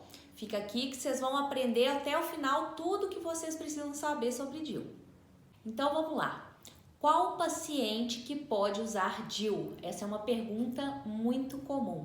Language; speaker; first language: Portuguese; native; Portuguese